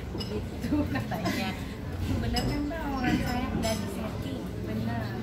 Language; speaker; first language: Indonesian; native; Indonesian